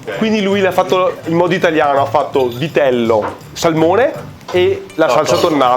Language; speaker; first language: Italian; native; Italian